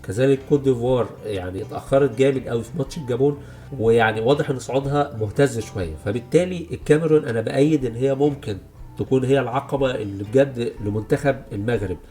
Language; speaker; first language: Arabic; native; Arabic